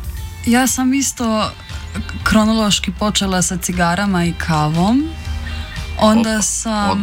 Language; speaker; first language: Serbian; early bilingual, heritage; Croatian